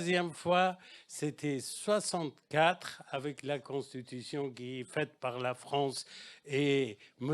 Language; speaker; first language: French; non-native, fluent; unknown